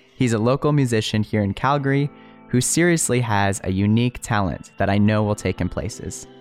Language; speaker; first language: English; native; English